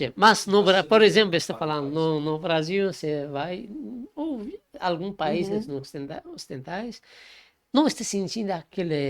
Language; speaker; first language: Portuguese; non-native, learner; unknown